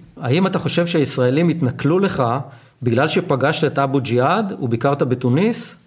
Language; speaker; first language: Hebrew; native; Hebrew